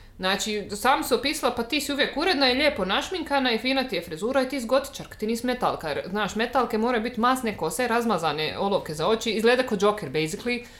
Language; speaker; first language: Bosnian; native; Bosnian